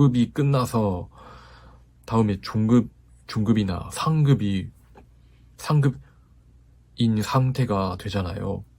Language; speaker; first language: Korean; non-native, fluent; Japanese